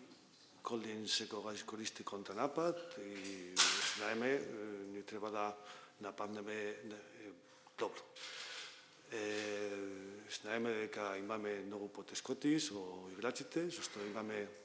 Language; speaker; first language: Macedonian; non-native, learner; Spanish